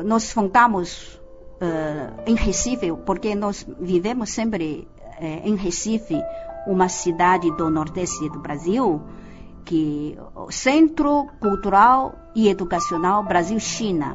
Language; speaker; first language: Portuguese; non-native, fluent; Chinese